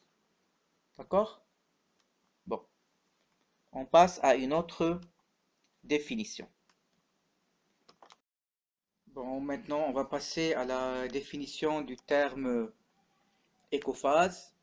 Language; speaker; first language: French; non-native, local second language; Arabic